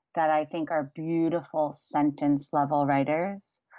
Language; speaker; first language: English; native; English